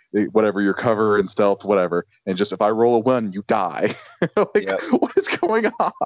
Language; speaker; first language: English; native; English